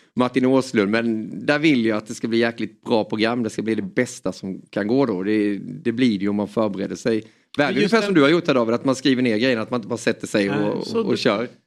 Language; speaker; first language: Swedish; native; Swedish